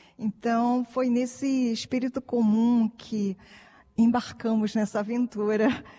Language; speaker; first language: Portuguese; non-native, fluent; Japanese